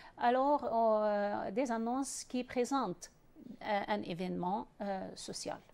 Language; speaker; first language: French; non-native, fluent; Arabic